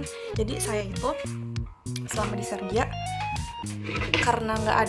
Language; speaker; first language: Indonesian; native; Indonesian